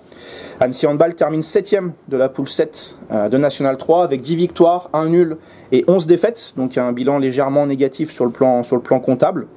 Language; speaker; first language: French; native; French